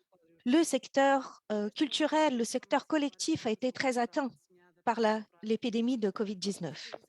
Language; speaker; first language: French; non-native, fluent; Portuguese